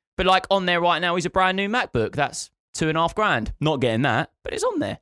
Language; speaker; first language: English; native; English